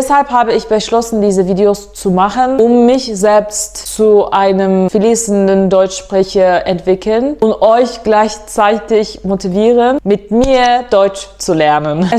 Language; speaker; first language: German; non-native, fluent; Turkish